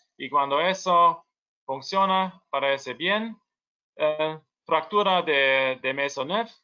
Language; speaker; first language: Spanish; non-native, learner; German